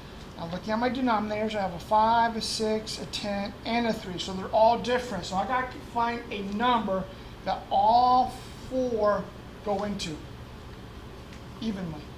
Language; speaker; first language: English; native; English